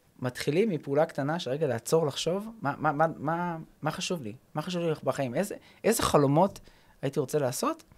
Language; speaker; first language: Hebrew; early bilingual, other home language; English